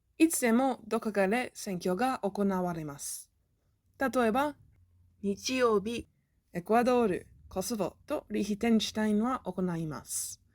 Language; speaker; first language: Japanese; non-native, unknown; English